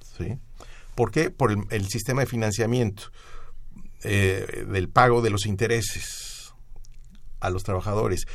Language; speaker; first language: Spanish; native; Spanish